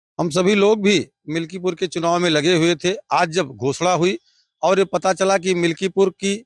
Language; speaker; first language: Hindi; native; Hindi